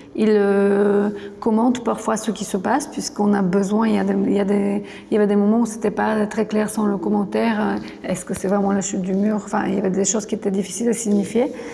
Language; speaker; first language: French; non-native, fluent; Bulgarian